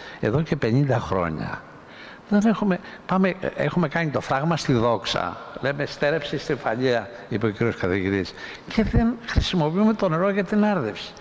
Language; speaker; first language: Greek; native; Greek